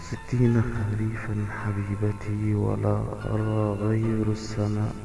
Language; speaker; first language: Arabic; native; Arabic